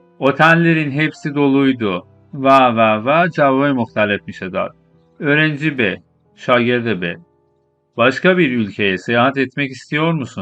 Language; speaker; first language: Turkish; non-native, fluent; Persian